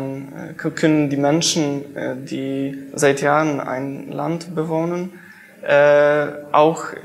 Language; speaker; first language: German; non-native, fluent; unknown